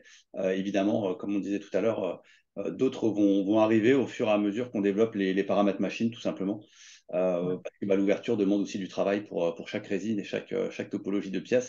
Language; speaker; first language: French; native; French